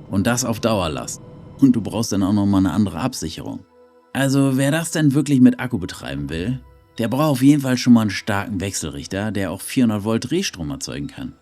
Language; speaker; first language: German; native; German